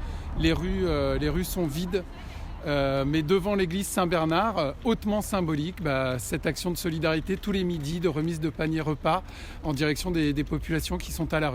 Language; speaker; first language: French; native; French